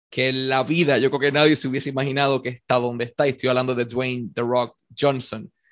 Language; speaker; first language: Spanish; native; Spanish